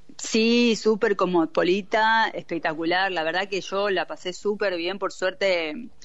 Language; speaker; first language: Spanish; native; Spanish